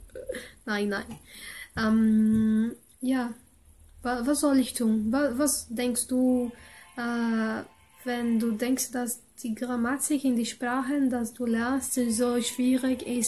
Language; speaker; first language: German; non-native, learner; Portuguese